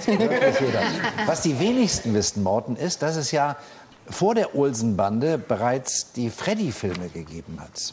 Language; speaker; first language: German; native; German